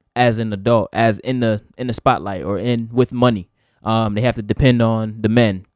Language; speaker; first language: English; native; English